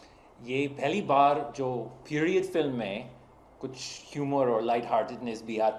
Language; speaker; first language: Hindi; non-native, fluent; English